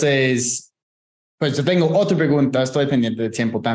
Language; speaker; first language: Spanish; non-native, fluent; English